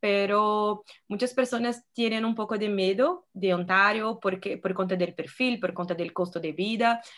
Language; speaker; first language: Spanish; non-native, fluent; Portuguese